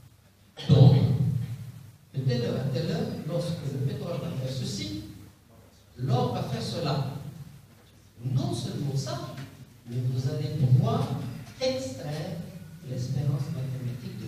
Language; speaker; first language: French; non-native, local second language; Arabic